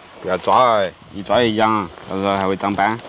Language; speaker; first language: Chinese; native; Chinese